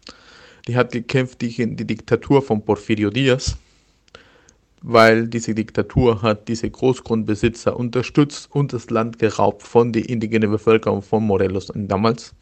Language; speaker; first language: German; non-native, learner; Spanish